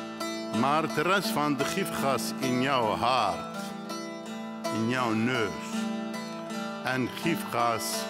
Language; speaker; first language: Dutch; non-native, learner; Kurdish